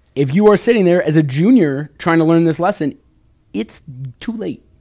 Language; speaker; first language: English; native; English